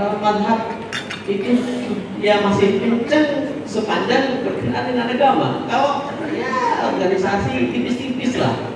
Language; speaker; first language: Indonesian; non-native, local second language; Madurese